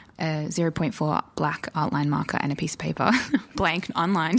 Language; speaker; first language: English; native; English